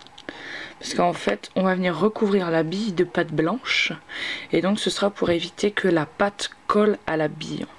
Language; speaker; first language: French; native; French